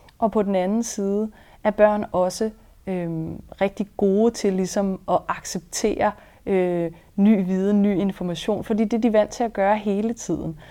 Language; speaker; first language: Danish; native; Danish